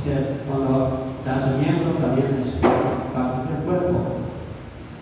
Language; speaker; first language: Spanish; non-native, fluent; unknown